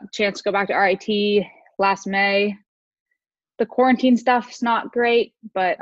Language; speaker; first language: English; native; English